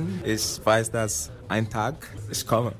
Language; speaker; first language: German; non-native, learner; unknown